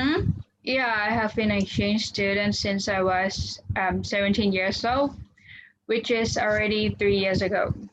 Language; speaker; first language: English; non-native, fluent; Thai